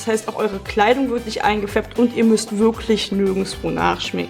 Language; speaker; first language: German; native; German